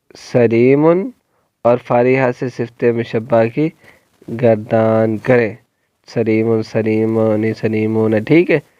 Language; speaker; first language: Urdu; non-native, local second language; Punjabi